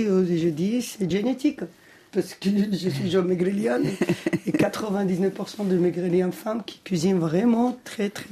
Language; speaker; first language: French; non-native, fluent; Georgian